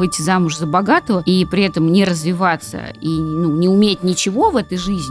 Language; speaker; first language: Russian; native; Russian